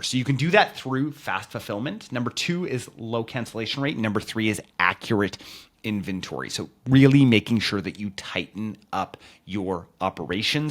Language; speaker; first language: English; native; English